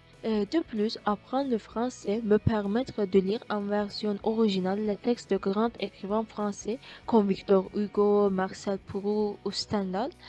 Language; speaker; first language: French; non-native, learner; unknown